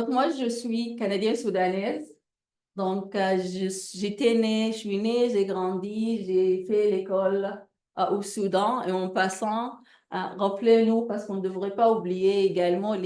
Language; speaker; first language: French; non-native, fluent; Arabic